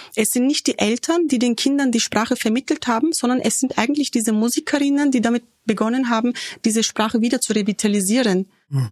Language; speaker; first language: German; early bilingual, other home language; Turkish